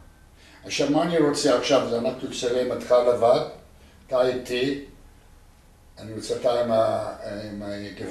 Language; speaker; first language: Hebrew; non-native, learner; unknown